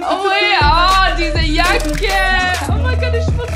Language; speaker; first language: German; non-native, learner; English